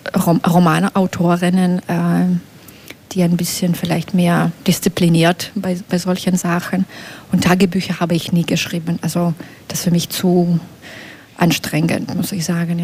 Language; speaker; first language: German; non-native, fluent; Belarusian